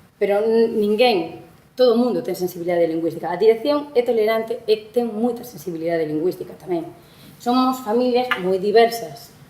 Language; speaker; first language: Galician; non-native, local second language; Spanish